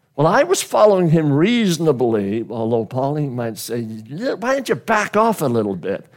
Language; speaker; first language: English; native; English